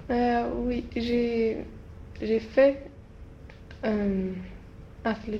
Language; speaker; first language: French; non-native, learner; Swedish